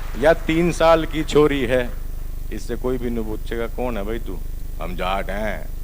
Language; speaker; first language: Hindi; native; Hindi